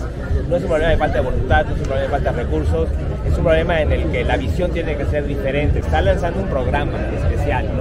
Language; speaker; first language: Spanish; native; Spanish